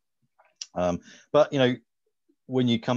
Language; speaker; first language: English; native; English